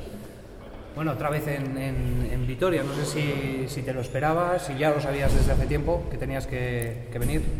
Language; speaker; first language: Spanish; native; Spanish